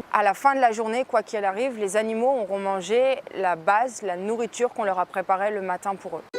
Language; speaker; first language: French; native; French